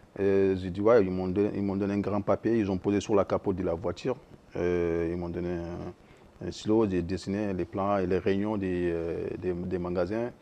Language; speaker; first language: French; non-native, local second language; Soninke